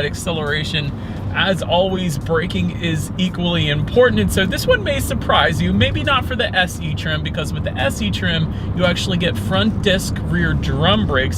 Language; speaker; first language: English; native; English